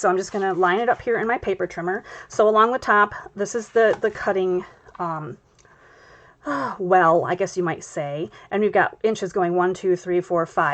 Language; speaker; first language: English; native; English